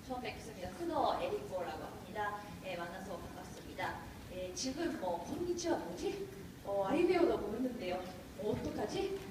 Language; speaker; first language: Korean; non-native, fluent; Japanese